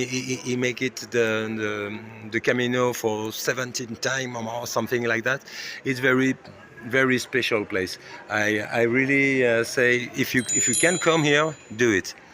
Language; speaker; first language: English; non-native, learner; French